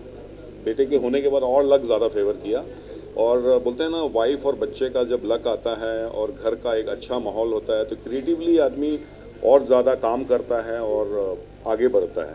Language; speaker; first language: Hindi; native; Hindi